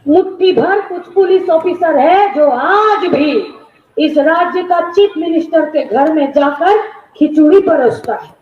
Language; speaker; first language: Hindi; non-native, local second language; Bangla